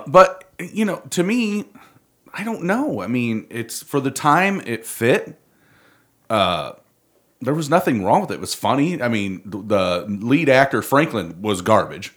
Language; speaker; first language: English; native; English